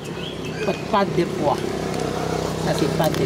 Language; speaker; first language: French; non-native, local second language; Burmese